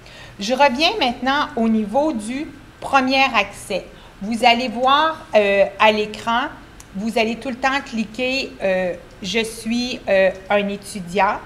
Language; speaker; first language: French; native; French